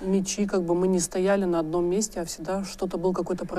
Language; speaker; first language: Russian; native; Russian